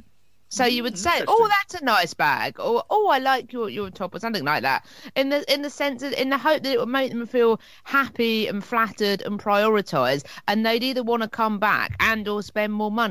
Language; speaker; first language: English; native; English